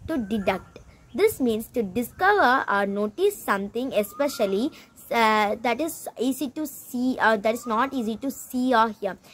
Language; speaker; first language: English; non-native, local second language; Tamil